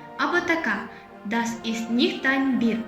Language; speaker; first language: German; non-native, learner; Ukrainian